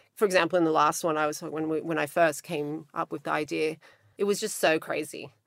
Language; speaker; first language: English; native; English